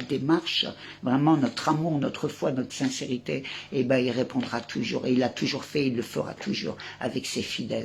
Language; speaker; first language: French; native; French